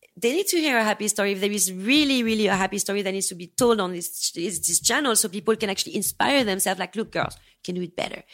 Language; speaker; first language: English; non-native, fluent; French